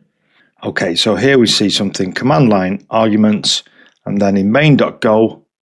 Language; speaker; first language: English; native; English